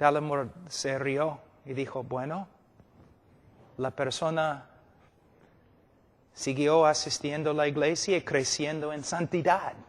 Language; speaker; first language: Spanish; non-native, fluent; English